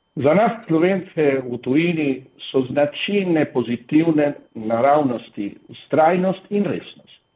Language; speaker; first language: Slovenian; early bilingual, heritage; Slovenian